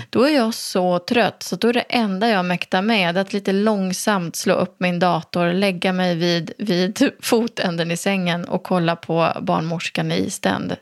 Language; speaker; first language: Swedish; native; Swedish